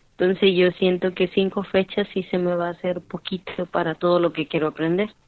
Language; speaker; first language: Spanish; native; Spanish